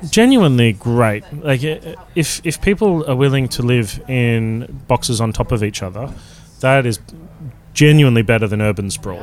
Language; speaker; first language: English; native; English